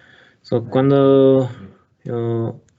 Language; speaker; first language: Spanish; non-native, learner; English